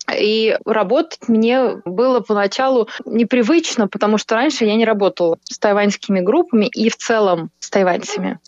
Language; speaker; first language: Russian; native; Russian